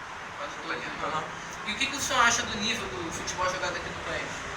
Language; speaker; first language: Portuguese; native; Portuguese